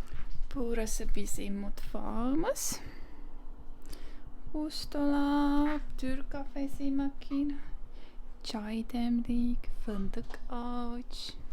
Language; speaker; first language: Turkish; non-native, learner; Estonian